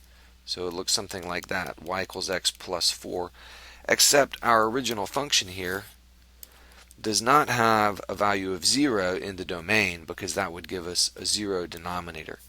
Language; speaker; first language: English; native; English